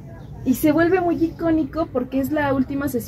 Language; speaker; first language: Spanish; native; Spanish